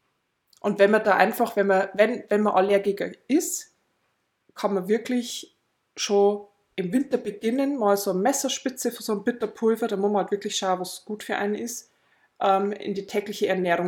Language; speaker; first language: German; native; German